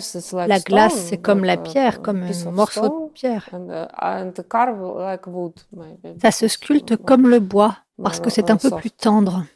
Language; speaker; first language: French; non-native, fluent; Ukrainian